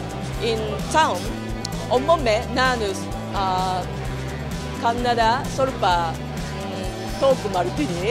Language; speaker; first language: Kannada; non-native, learner; Japanese